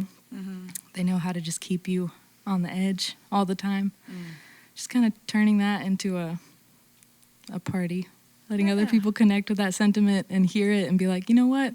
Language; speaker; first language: English; native; English